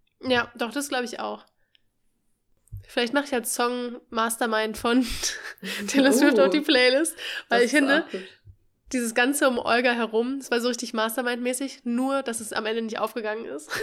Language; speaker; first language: German; native; German